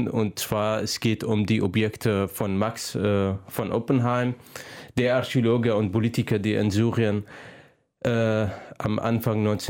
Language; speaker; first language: German; non-native, fluent; Arabic